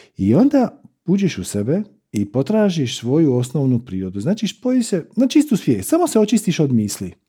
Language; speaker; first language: Croatian; native; Croatian